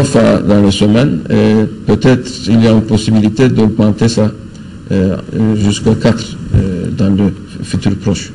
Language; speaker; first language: French; non-native, fluent; Turkish